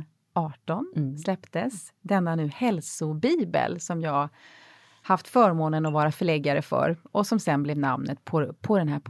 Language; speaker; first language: Swedish; native; Swedish